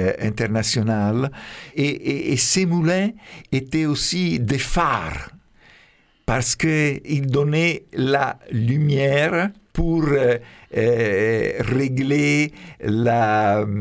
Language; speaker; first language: French; non-native, fluent; Italian